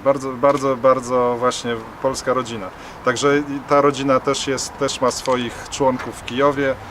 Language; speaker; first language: Polish; native; Polish